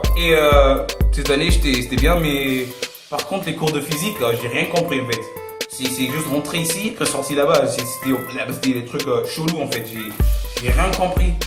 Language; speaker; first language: French; non-native, learner; English